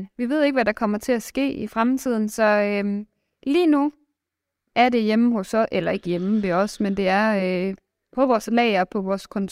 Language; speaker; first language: Danish; native; Danish